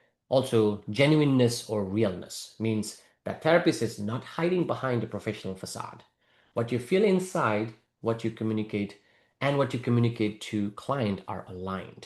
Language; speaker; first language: English; non-native, fluent; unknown